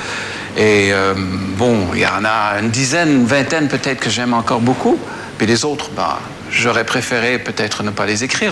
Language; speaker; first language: French; native; French